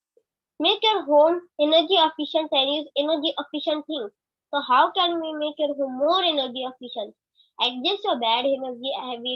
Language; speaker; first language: English; non-native, learner; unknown